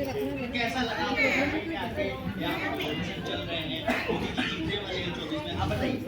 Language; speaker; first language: Hindi; native; Hindi